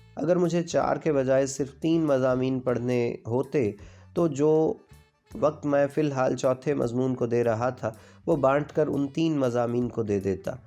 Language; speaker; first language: Urdu; non-native, local second language; Punjabi